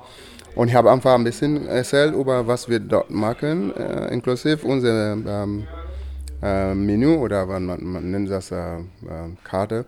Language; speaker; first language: German; non-native, fluent; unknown